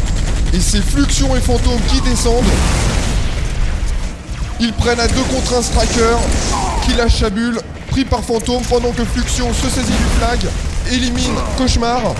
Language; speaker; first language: French; native; French